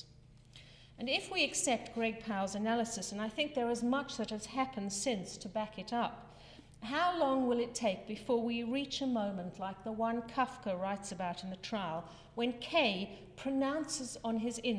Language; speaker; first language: English; native; English